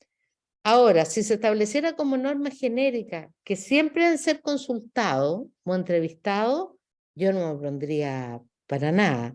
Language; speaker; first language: Spanish; native; Spanish